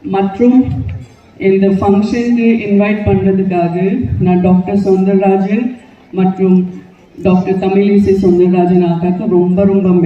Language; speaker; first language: Tamil; non-native, local second language; Gujarati